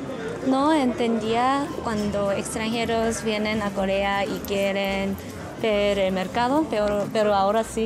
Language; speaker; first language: Spanish; non-native, learner; Korean